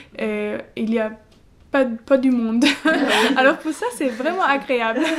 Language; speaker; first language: French; non-native, learner; German